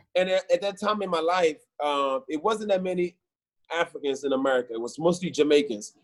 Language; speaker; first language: English; native; English